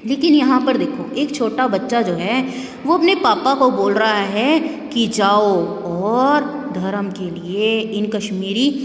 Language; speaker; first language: Hindi; non-native, local second language; Punjabi